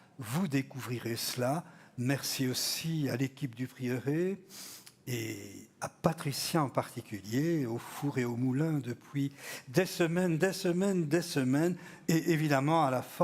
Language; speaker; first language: French; native; French